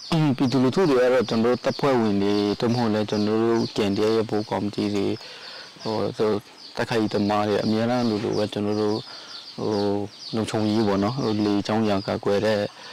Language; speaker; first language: Burmese; non-native, local second language; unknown